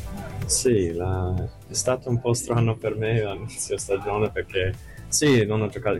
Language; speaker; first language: Italian; non-native, fluent; English